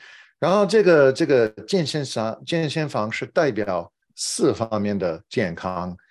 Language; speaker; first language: Chinese; non-native, fluent; English